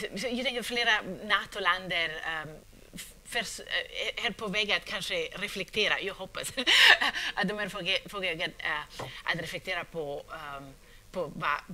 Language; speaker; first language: Swedish; non-native, fluent; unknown